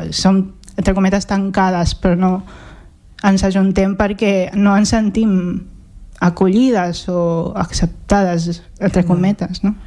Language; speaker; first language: Catalan; early bilingual, other home language; Filipino